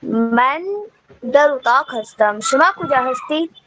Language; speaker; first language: Persian; non-native, learner; Urdu